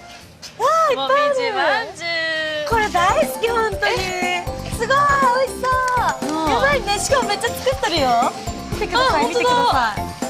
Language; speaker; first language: Japanese; native; Japanese